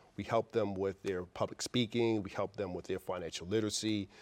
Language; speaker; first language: English; native; English